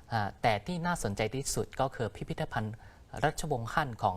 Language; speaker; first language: Thai; non-native, fluent; Chinese